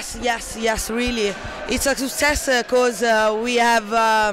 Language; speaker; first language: English; non-native, learner; Italian